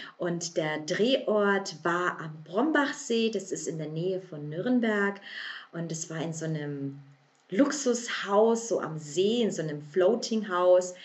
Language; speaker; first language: German; native; German